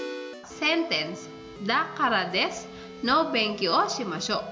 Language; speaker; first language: Japanese; non-native, fluent; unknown